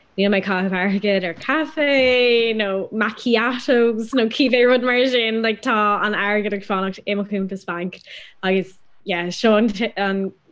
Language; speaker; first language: Irish; non-native, local second language; English